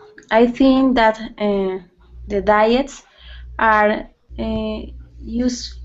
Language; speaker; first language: English; non-native, learner; Spanish